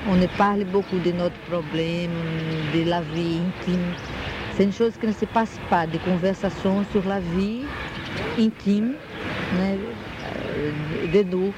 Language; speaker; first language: French; non-native, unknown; Portuguese